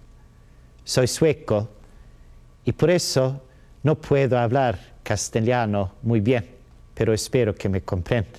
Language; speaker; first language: Spanish; non-native, learner; Swedish